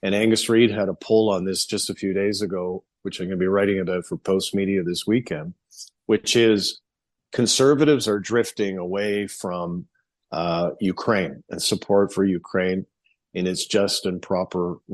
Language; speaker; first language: English; native; English